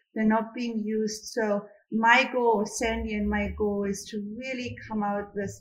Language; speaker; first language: English; non-native, fluent; German